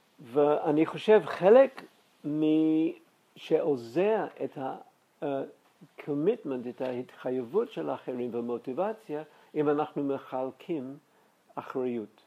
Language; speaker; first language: Hebrew; non-native, fluent; English